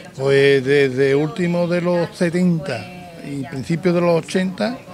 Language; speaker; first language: Spanish; native; Spanish